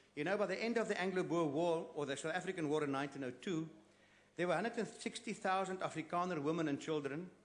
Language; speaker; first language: English; non-native, local second language; Afrikaans